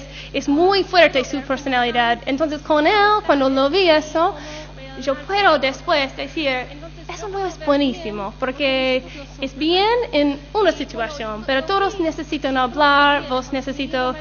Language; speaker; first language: Spanish; non-native, learner; English